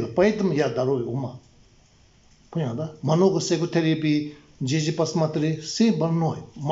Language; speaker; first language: Russian; non-native, learner; Tibetan